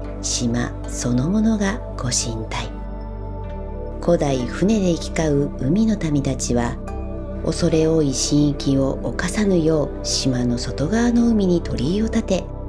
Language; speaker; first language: Japanese; native; Japanese